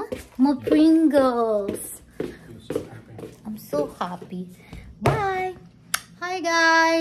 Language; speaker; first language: English; non-native, local second language; Filipino